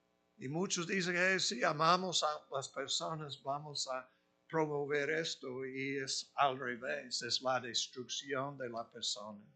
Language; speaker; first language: Spanish; non-native, fluent; English